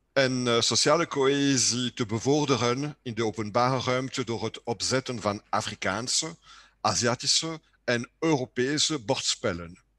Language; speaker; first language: Dutch; non-native, learner; French